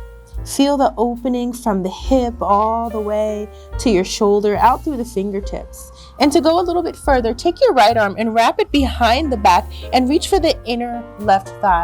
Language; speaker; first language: English; native; English